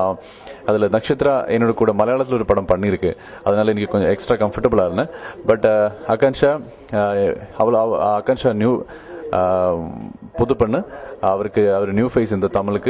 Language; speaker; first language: Tamil; non-native, learner; Malayalam